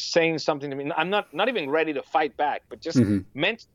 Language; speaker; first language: English; non-native, fluent; Spanish